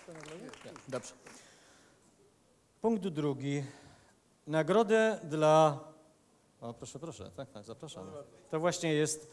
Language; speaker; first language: Polish; native; Polish